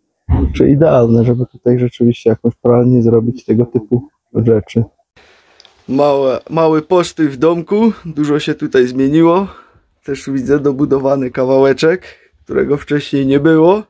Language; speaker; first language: Polish; native; Polish